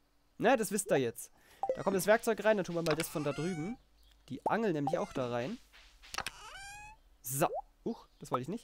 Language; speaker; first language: German; native; German